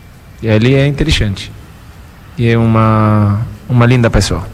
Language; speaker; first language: Portuguese; non-native, fluent; Spanish